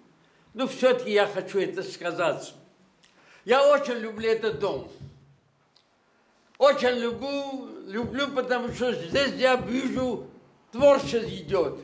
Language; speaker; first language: Russian; non-native, local second language; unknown